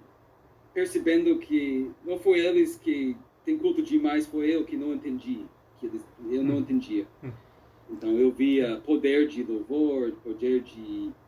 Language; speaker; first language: Portuguese; non-native, fluent; English